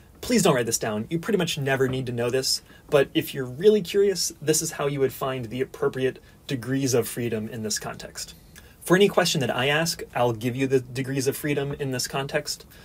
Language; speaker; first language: English; native; English